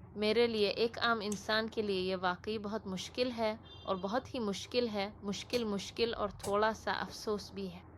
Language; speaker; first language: Urdu; non-native, fluent; Indonesian